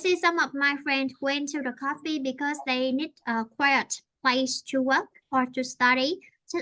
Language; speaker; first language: English; non-native, fluent; Vietnamese